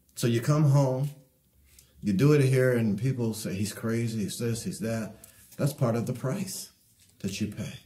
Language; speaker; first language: English; native; English